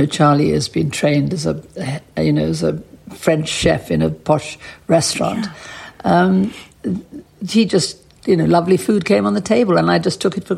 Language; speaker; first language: English; native; English